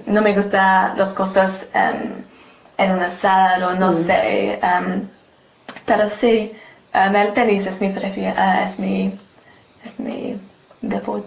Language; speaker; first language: Spanish; non-native, learner; English